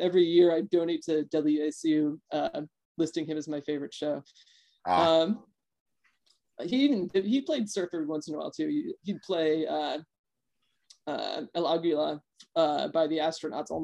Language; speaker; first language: English; native; English